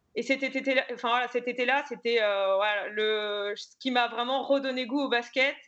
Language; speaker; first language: French; native; French